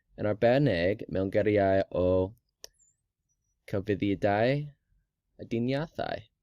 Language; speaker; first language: Welsh; non-native, learner; English